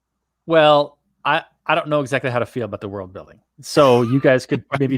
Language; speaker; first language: English; native; English